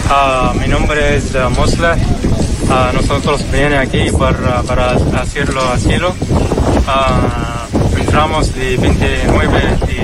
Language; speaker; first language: Spanish; non-native, learner; Arabic